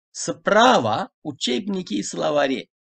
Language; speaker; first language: Russian; non-native, fluent; Turkish